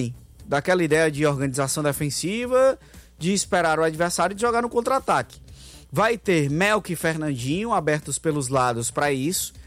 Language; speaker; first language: Portuguese; native; Portuguese